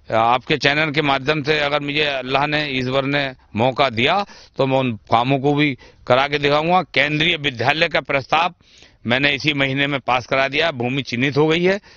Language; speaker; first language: Hindi; native; Hindi